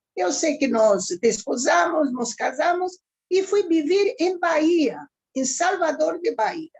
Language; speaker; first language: Spanish; early bilingual, heritage; Ladino